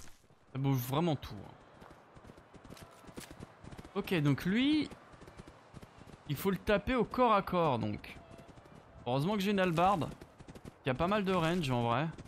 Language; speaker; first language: French; native; French